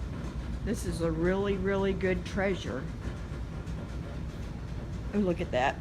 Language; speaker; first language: English; native; English